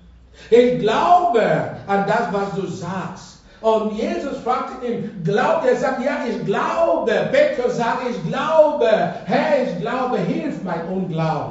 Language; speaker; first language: German; non-native, fluent; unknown